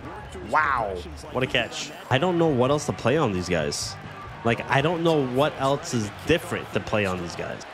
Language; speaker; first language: English; native; English